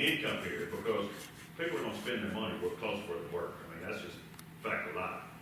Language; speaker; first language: English; native; English